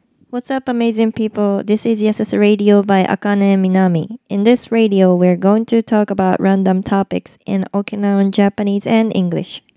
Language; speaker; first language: English; non-native, fluent; Japanese